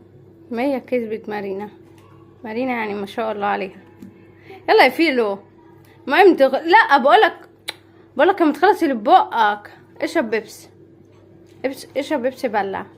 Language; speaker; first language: Arabic; native; Arabic